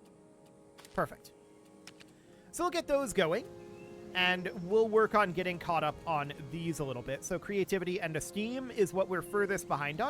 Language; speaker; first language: English; native; English